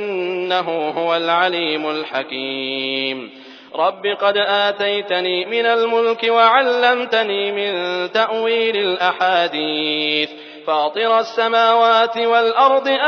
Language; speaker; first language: Arabic; native; Arabic